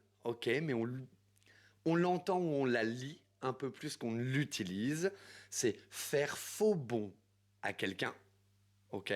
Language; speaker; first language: French; native; French